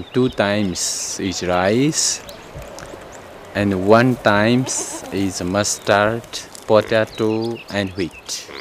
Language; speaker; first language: English; non-native, learner; Nepali